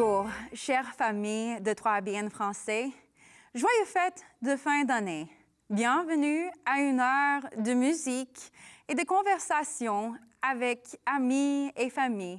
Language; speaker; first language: French; non-native, learner; English